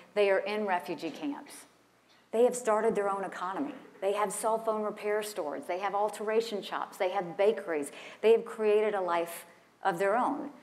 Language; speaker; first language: English; native; English